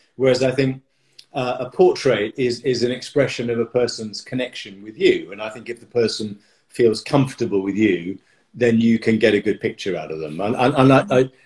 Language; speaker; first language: English; native; English